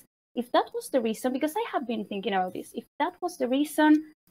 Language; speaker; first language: English; non-native, fluent; Spanish